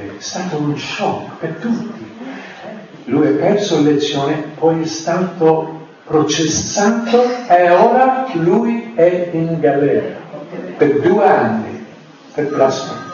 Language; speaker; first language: Italian; non-native, fluent; English